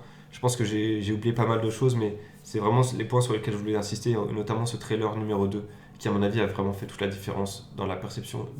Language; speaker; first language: French; native; French